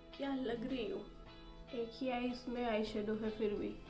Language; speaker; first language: Hindi; non-native, local second language; Gujarati